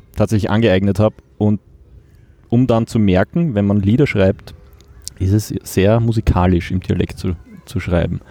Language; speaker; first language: German; native; German